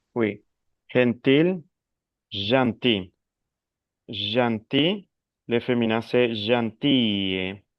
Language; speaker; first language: French; non-native, fluent; Spanish